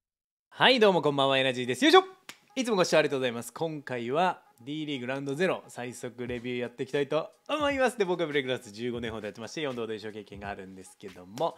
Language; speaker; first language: Japanese; native; Japanese